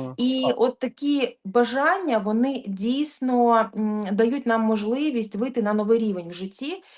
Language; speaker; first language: Ukrainian; non-native, local second language; Russian